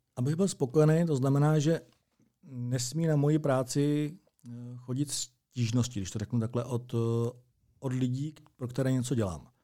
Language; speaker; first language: Czech; native; Czech